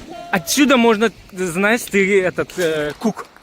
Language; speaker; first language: Russian; non-native, fluent; Uzbek